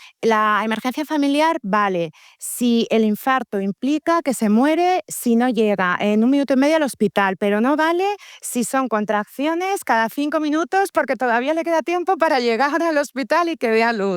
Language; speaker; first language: Spanish; native; Spanish